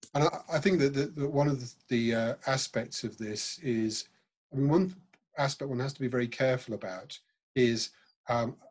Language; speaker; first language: English; native; English